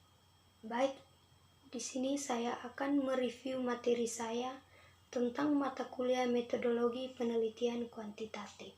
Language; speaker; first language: Indonesian; non-native, local second language; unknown